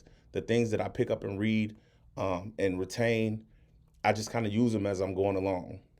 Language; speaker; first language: English; native; English